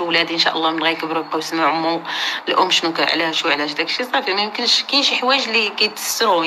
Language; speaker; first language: Arabic; native; Arabic